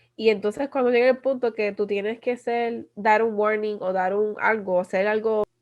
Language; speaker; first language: Spanish; early bilingual, other home language; English